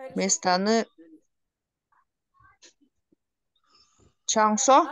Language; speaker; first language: Korean; non-native, learner; Kyrgyz